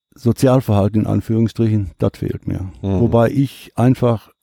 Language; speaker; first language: German; native; German